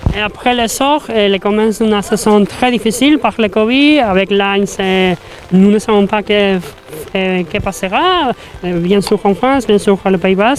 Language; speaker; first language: French; non-native, learner; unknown